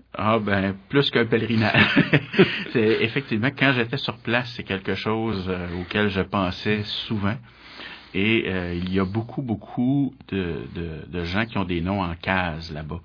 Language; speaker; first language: French; native; French